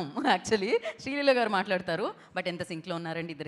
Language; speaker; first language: Telugu; native; Telugu